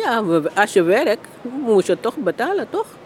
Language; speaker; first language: Dutch; non-native, learner; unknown